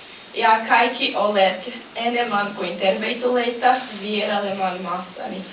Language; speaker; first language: Finnish; non-native, learner; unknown